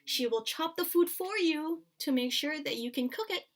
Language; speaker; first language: English; non-native, local second language; Filipino